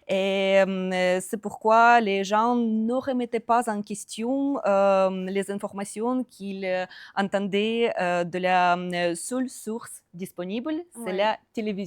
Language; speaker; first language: French; non-native, fluent; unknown